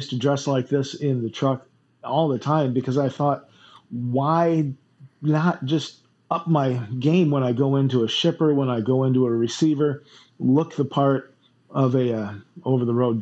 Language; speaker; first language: English; native; English